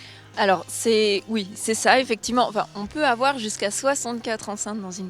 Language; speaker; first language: French; native; French